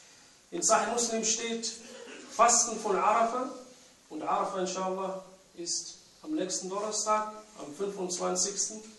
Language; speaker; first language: German; non-native, fluent; Arabic